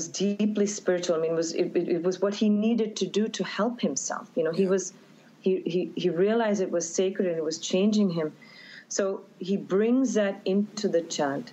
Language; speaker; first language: English; native; English